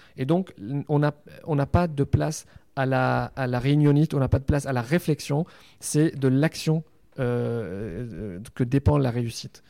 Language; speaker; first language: French; non-native, local second language; Arabic